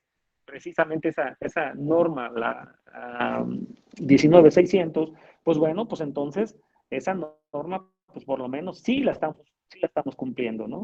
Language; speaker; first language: Spanish; native; Spanish